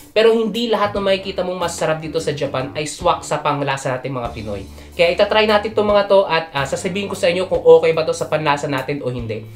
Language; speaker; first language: Filipino; native; Filipino